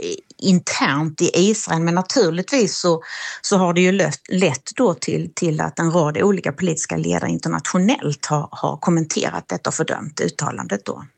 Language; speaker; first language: Swedish; native; Swedish